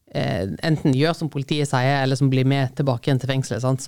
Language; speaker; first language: Norwegian; native; Norwegian